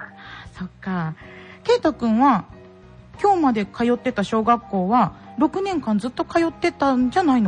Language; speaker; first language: Japanese; native; Japanese